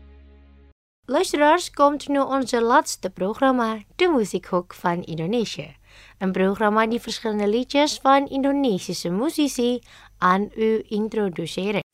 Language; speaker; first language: Dutch; non-native, learner; Indonesian